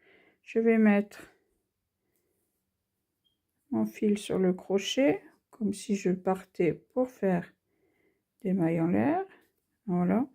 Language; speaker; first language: French; native; French